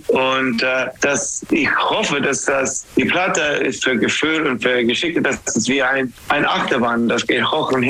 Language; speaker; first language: German; non-native, learner; English